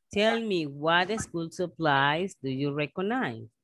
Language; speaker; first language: English; non-native, fluent; Spanish